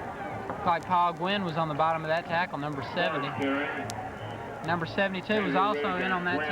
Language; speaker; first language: English; native; English